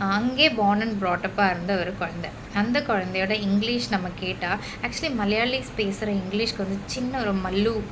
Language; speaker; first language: Tamil; non-native, local second language; Malayalam